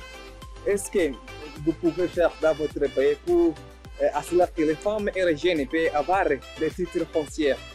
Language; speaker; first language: French; non-native, learner; Swahili